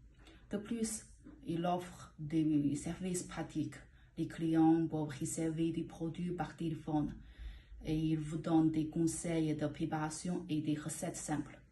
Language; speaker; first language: French; non-native, learner; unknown